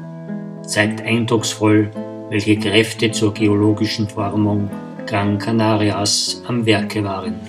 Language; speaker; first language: German; native; German